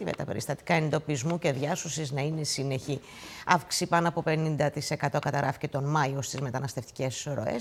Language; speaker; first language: Greek; native; Greek